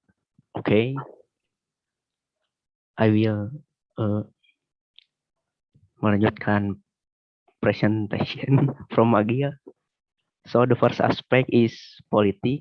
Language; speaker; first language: English; non-native, learner; Indonesian